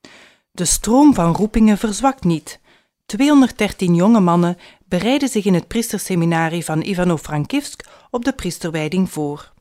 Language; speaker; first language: Dutch; native; Dutch